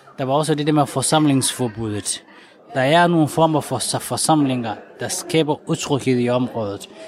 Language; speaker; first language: Danish; non-native, fluent; Somali